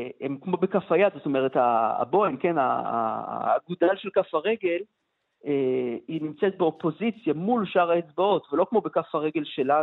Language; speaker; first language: Hebrew; native; Hebrew